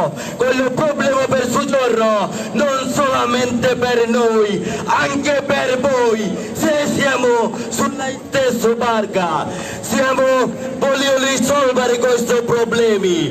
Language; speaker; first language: Italian; non-native, learner; Bangla